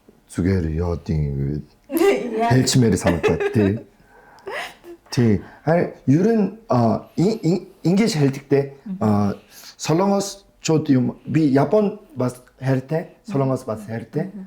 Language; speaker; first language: Mongolian; non-native, fluent; Korean